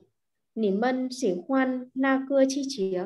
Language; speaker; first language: Chinese; non-native, learner; Vietnamese